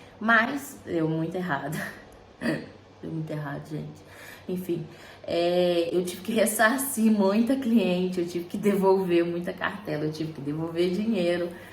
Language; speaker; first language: Portuguese; native; Portuguese